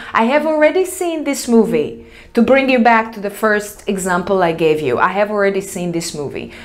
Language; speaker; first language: English; non-native, fluent; Hebrew